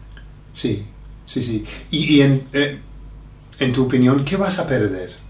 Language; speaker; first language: Spanish; non-native, fluent; English